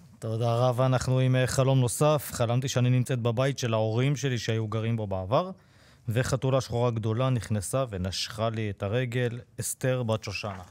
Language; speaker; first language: Hebrew; native; Hebrew